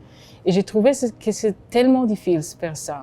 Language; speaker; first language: French; non-native, fluent; Hebrew